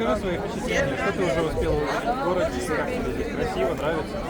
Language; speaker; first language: Russian; native; Russian